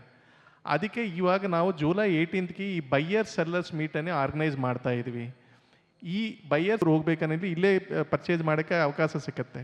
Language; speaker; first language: Kannada; non-native, local second language; Telugu